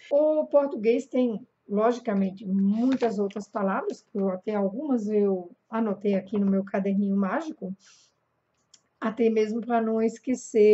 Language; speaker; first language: Portuguese; non-native, fluent; German